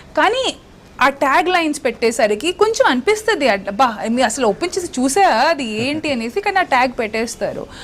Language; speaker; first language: Telugu; non-native, local second language; Odia